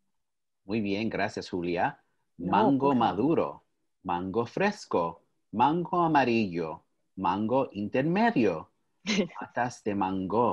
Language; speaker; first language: Spanish; early bilingual, heritage; English